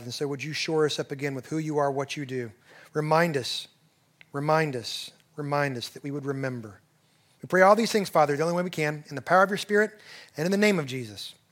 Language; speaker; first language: English; native; English